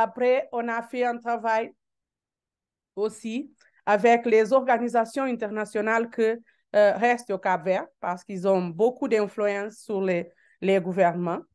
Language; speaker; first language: French; non-native, learner; Portuguese